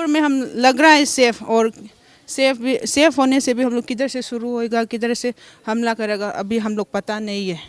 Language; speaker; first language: Hindi; non-native, local second language; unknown